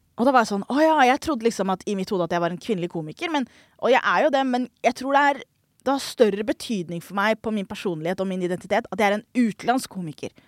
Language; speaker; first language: Norwegian; early bilingual, other home language; Somali